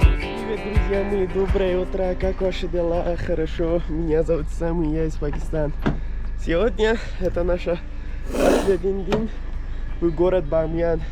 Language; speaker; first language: Russian; non-native, learner; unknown